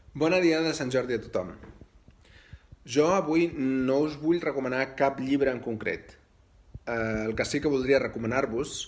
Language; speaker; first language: Catalan; non-native, local second language; Occitan